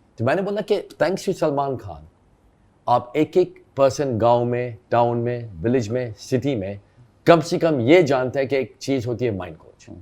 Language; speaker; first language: Hindi; early bilingual, heritage; Hindi